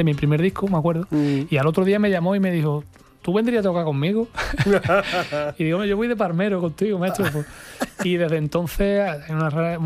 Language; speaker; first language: Spanish; native; Spanish